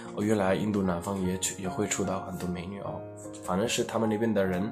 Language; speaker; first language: Chinese; non-native, fluent; Hindi